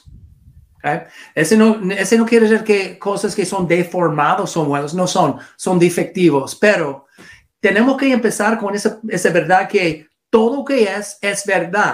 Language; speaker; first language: Spanish; non-native, learner; English